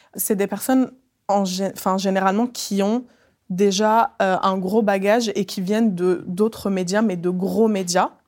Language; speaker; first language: French; early bilingual, other home language; Arabic